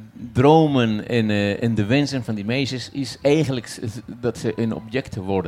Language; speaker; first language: Dutch; non-native, fluent; Spanish